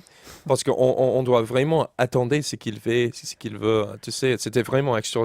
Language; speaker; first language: French; non-native, learner; English